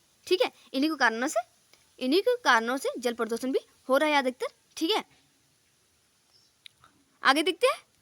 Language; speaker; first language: Hindi; native; Hindi